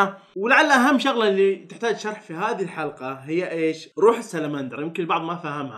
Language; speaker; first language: Arabic; native; Arabic